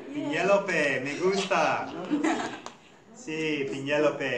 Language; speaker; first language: Spanish; non-native, fluent; English